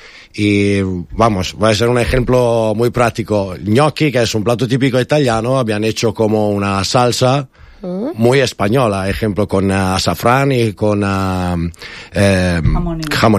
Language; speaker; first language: Spanish; non-native, fluent; Italian